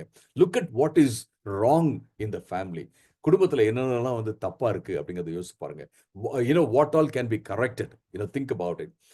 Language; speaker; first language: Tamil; native; Tamil